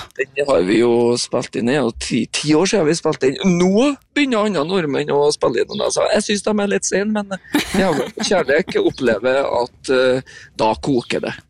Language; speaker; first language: Norwegian; native; Norwegian